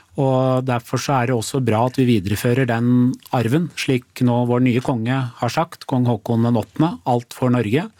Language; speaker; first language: Norwegian; early bilingual, other home language; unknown